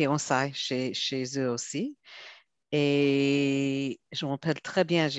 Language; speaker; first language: French; non-native, fluent; Hebrew